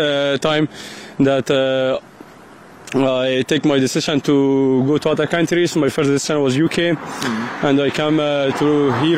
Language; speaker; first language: English; non-native, learner; Persian